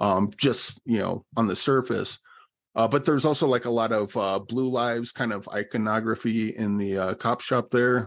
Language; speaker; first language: English; native; English